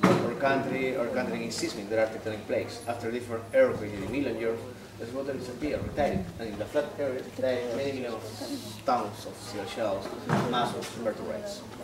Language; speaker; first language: English; non-native, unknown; Spanish